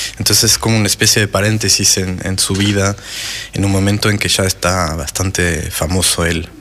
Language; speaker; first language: Spanish; non-native, fluent; French